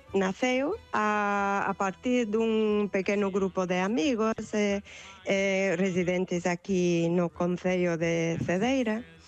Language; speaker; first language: Galician; non-native, fluent; English